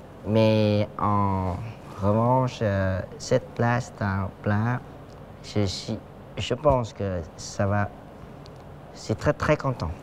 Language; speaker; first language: French; non-native, fluent; Vietnamese